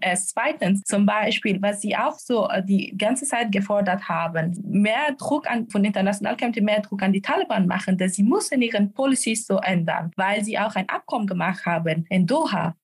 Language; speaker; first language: German; non-native, fluent; Persian